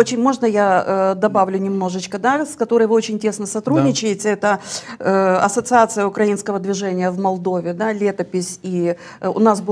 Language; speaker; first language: Russian; native; Russian